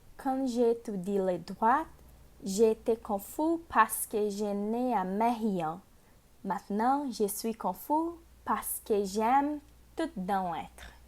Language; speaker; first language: French; non-native, learner; Portuguese